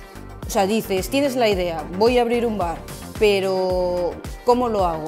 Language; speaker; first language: Spanish; native; Spanish